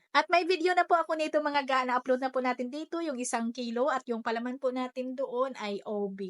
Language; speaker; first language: Filipino; non-native, local second language; Hiligaynon